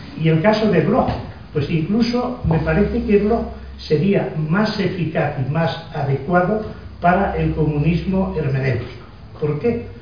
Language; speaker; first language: Spanish; native; Spanish